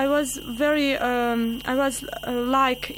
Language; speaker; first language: English; non-native, learner; Bosnian